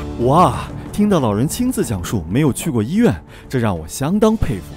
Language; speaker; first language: Chinese; native; Chinese